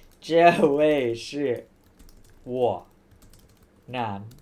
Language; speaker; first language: Chinese; non-native, fluent; Thai